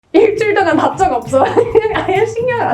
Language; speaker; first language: Korean; non-native, fluent; German